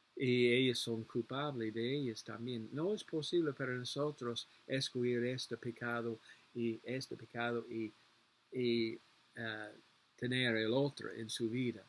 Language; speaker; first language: Spanish; non-native, learner; English